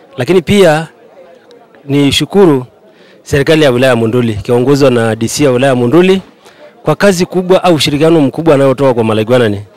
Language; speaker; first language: Swahili; non-native, local second language; Masai